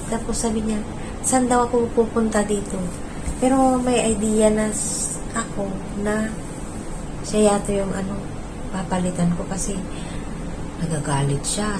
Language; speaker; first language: Filipino; non-native, local second language; Iloko